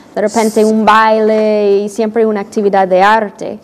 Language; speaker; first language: Spanish; non-native, fluent; English